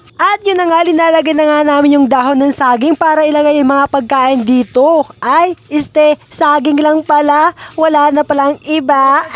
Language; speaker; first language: Filipino; non-native, local second language; Hiligaynon